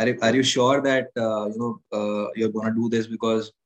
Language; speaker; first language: English; non-native, local second language; Hindi